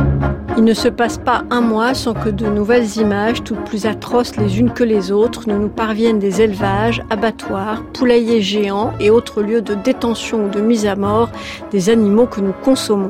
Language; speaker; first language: French; native; French